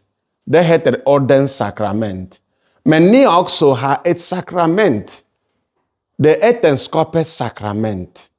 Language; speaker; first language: Swedish; non-native, fluent; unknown